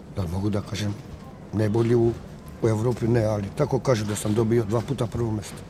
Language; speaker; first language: Serbian; non-native, local second language; Romany